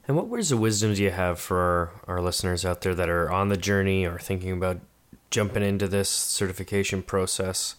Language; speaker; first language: English; native; English